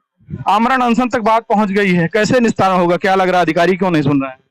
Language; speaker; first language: Hindi; native; Hindi